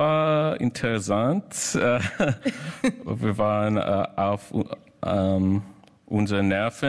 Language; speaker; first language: German; non-native, fluent; English